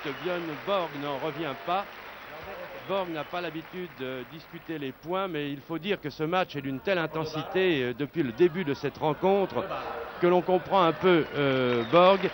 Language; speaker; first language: French; native; French